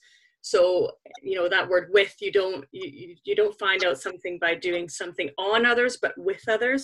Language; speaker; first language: English; native; English